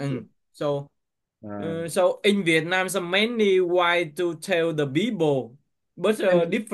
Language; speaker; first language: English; non-native, learner; Vietnamese